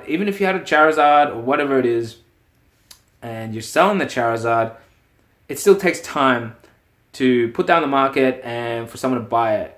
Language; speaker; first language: English; native; English